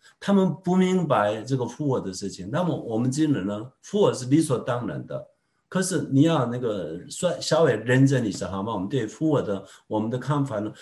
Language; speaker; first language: Chinese; non-native, fluent; Korean